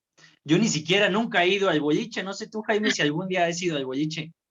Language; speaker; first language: Spanish; native; Spanish